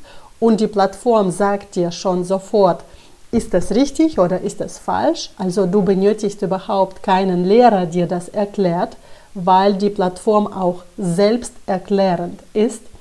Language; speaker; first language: German; non-native, fluent; Russian